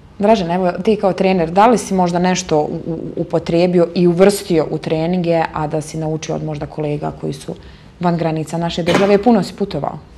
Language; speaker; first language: Bosnian; native; Bosnian